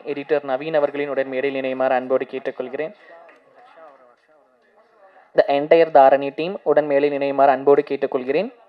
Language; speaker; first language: Tamil; native; Tamil